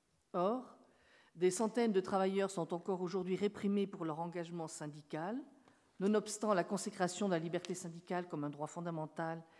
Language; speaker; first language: French; native; French